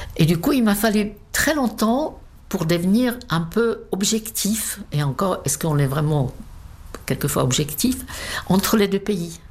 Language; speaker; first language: French; non-native, fluent; Czech